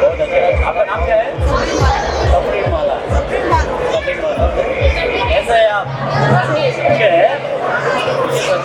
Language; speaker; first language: Hindi; non-native, local second language; Telugu